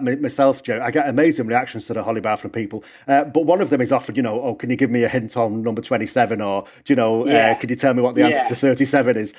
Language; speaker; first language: English; native; English